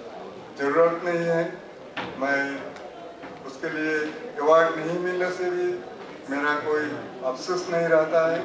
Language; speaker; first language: Hindi; non-native, local second language; Odia